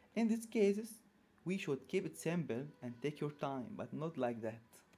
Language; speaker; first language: English; non-native, fluent; Arabic